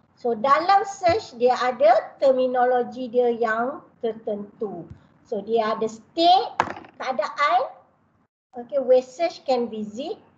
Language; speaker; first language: Malay; native; Malay